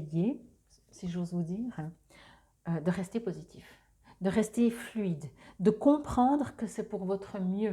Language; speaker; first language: French; native; French